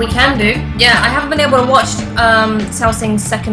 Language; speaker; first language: English; native; English